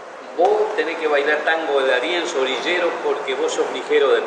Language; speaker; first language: Spanish; native; Spanish